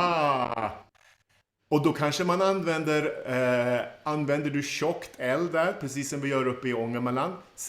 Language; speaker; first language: Swedish; native; Swedish